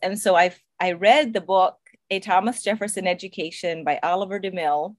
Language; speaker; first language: English; non-native, local second language; Pennsylvania German